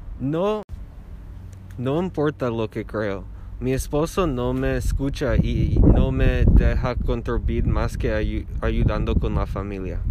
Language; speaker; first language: Spanish; non-native, learner; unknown